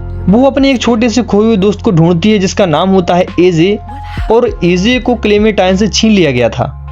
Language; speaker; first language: Hindi; native; Hindi